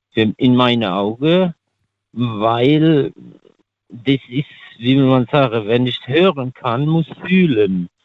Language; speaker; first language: German; native; German